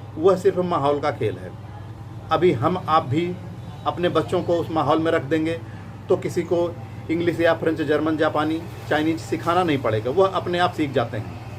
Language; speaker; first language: Hindi; native; Hindi